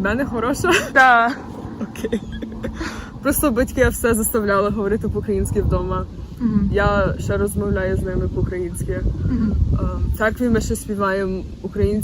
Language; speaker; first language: Ukrainian; early bilingual, other home language; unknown